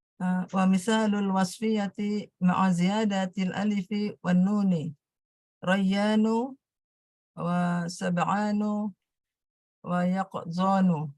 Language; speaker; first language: Arabic; non-native, learner; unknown